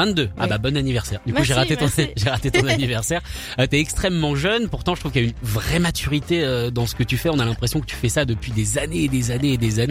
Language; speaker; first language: French; native; French